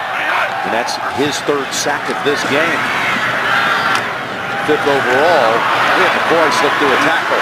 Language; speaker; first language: English; native; English